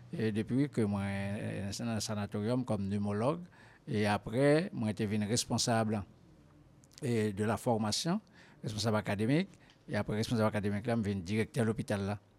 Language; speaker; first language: French; non-native, local second language; Haitian Creole